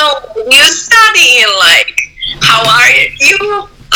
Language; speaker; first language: English; non-native, fluent; Serbian